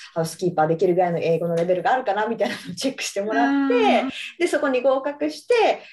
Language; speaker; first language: Japanese; native; Japanese